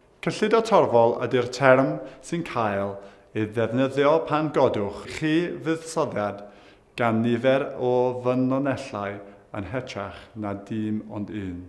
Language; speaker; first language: Welsh; non-native, local second language; English